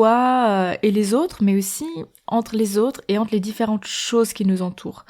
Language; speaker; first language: French; native; French